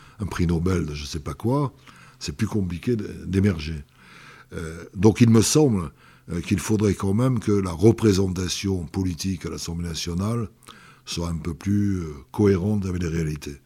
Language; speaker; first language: French; native; French